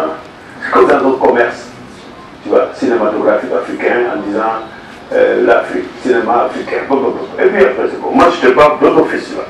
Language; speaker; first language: French; non-native, local second language; Wolof